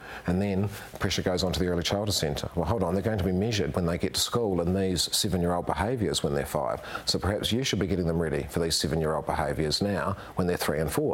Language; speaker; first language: English; native; English